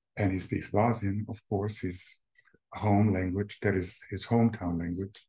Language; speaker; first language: English; non-native, fluent; Bosnian